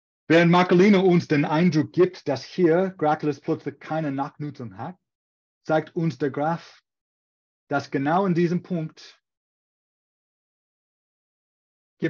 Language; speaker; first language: German; non-native, fluent; English